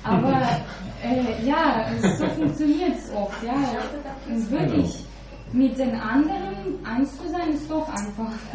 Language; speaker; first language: German; non-native, fluent; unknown